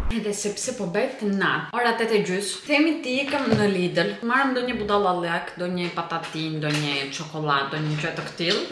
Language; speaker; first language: Albanian; early bilingual, heritage; Albanian